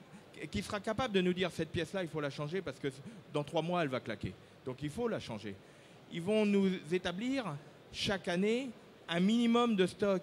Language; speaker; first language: French; native; French